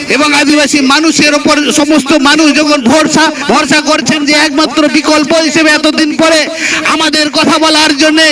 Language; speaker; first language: Bangla; non-native, local second language; Santali